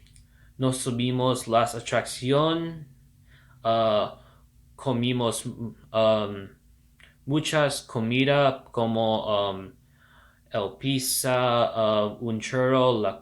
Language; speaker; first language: Spanish; non-native, learner; English